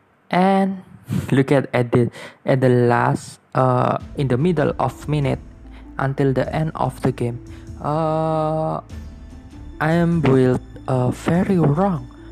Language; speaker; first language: English; non-native, learner; Indonesian